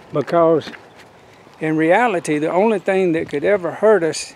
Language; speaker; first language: English; native; English